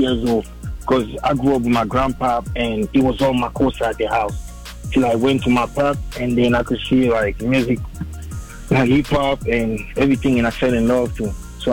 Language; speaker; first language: English; non-native, local second language; French